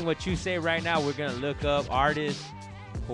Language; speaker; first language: English; native; English